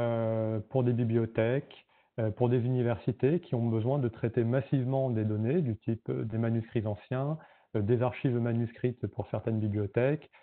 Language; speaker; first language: French; native; French